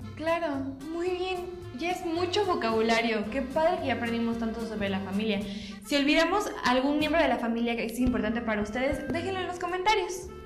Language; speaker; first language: Spanish; native; Spanish